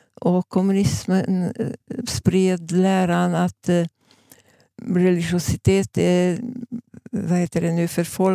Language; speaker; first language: Swedish; non-native, fluent; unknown